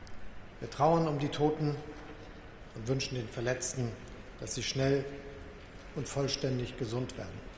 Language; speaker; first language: German; native; German